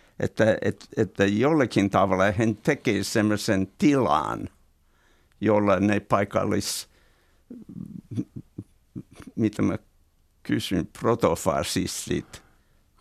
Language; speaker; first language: Finnish; non-native, fluent; English